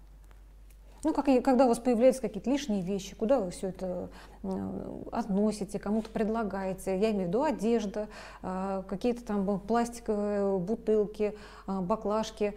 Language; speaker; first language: Russian; native; Russian